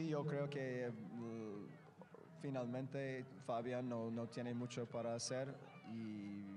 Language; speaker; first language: Spanish; non-native, learner; English